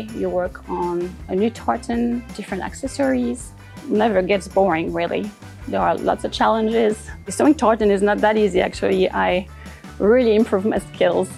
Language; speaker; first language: English; non-native, fluent; French